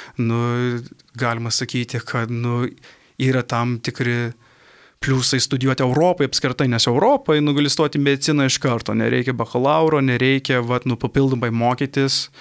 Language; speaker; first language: Lithuanian; early bilingual, heritage; Lithuanian